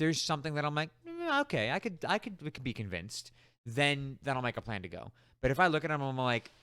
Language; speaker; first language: English; native; English